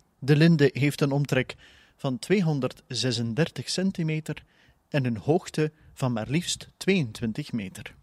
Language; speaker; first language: Dutch; native; Dutch